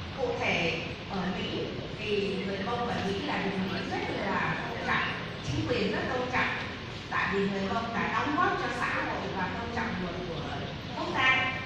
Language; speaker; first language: Vietnamese; non-native, local second language; Hmong